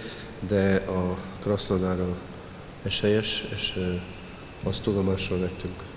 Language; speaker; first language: Hungarian; non-native, fluent; Serbian